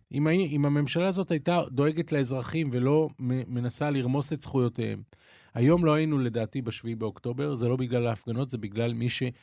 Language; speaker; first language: Hebrew; native; Hebrew